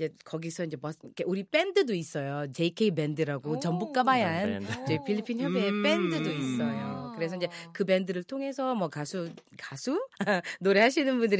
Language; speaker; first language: Korean; non-native, fluent; Filipino